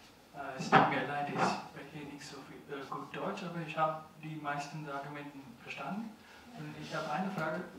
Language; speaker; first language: German; non-native, learner; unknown